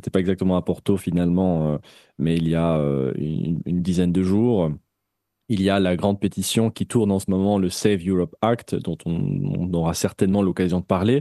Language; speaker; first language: French; native; French